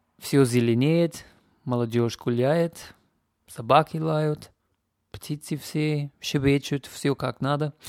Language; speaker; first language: Russian; non-native, fluent; English